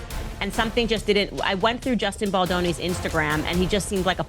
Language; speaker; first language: English; native; English